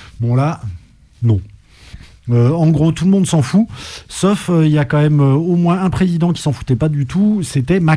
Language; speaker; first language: French; native; French